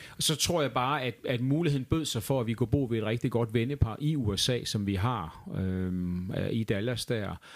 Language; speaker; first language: Danish; native; Danish